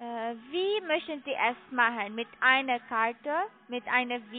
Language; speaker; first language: German; non-native, learner; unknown